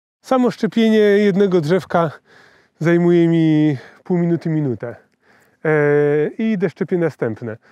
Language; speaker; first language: Polish; native; Polish